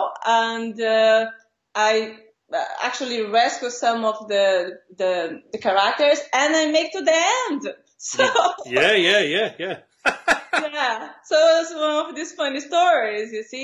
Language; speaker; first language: English; non-native, fluent; Portuguese